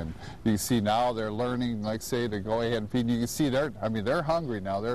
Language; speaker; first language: English; native; English